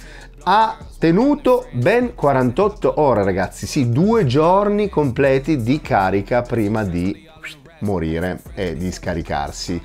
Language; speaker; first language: Italian; native; Italian